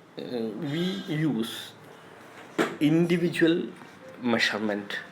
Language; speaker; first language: English; non-native, local second language; Malayalam